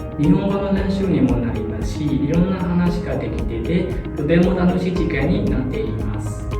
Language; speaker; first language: Japanese; non-native, fluent; Burmese